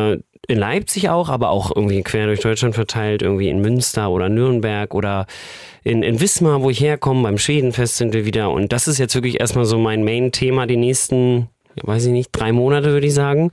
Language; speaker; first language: German; native; German